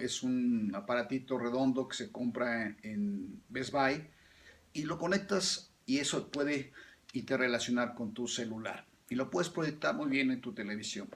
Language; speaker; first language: Spanish; native; Spanish